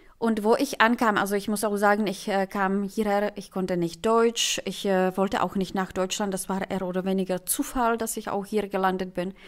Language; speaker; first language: German; non-native, fluent; Czech